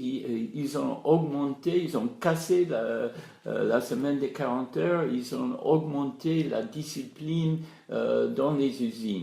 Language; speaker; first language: French; non-native, fluent; English